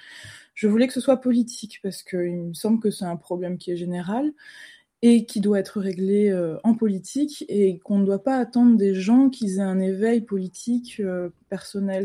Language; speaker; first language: French; native; French